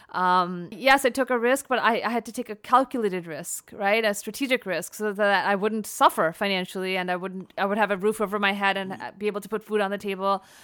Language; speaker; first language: English; native; English